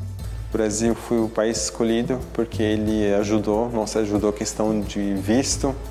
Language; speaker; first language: Portuguese; non-native, fluent; Arabic